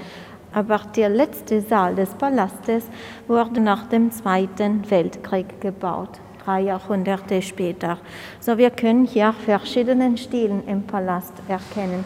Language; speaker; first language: German; non-native, fluent; Italian